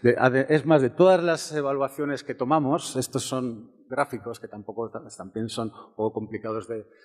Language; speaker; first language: Spanish; native; Spanish